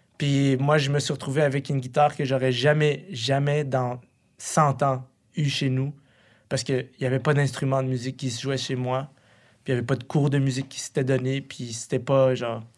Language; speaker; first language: French; early bilingual, other home language; Arabic